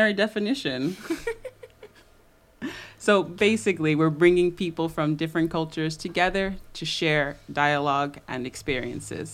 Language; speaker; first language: English; native; English